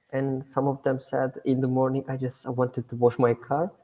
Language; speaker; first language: English; non-native, fluent; Turkish